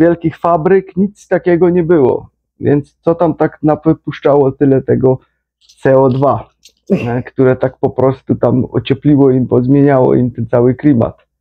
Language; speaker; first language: Polish; native; Polish